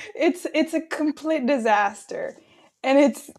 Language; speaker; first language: English; early bilingual, other home language; Spanish